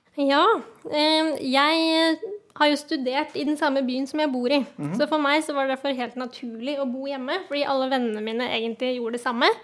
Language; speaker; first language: Norwegian; native; Norwegian